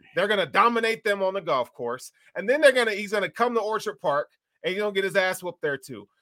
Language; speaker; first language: English; native; English